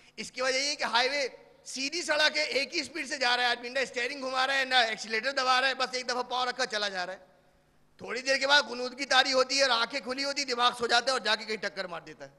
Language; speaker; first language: Urdu; native; Urdu